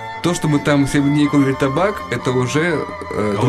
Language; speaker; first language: Russian; native; Russian